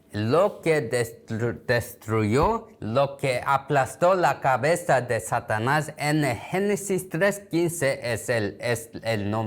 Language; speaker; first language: Spanish; non-native, learner; Korean